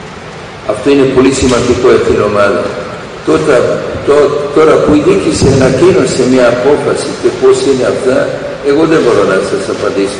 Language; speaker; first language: Greek; non-native, fluent; Serbian